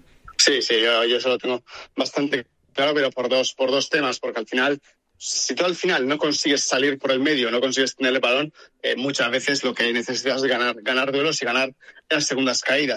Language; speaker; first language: Spanish; native; Spanish